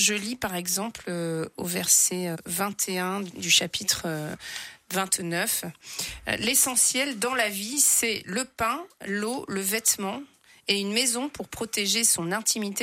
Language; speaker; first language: French; native; French